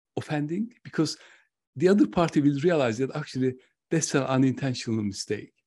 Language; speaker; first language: English; non-native, fluent; Turkish